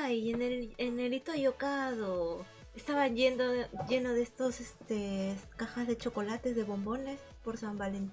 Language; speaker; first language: Spanish; native; Spanish